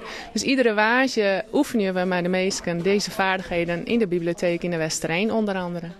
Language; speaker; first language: Dutch; non-native, local second language; Western Frisian